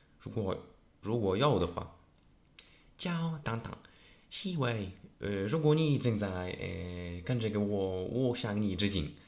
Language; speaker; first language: Chinese; non-native, learner; Polish